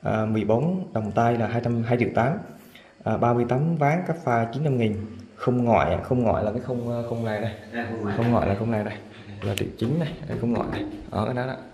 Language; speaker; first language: Vietnamese; native; Vietnamese